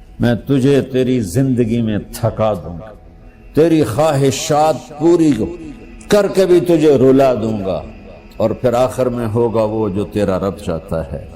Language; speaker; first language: Urdu; non-native, local second language; Punjabi